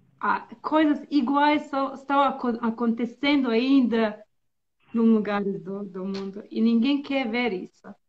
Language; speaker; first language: Portuguese; non-native, learner; Bosnian